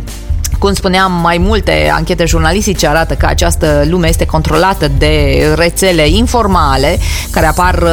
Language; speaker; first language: Romanian; native; Romanian